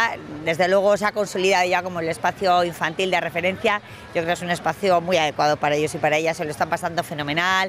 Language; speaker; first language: Spanish; native; Spanish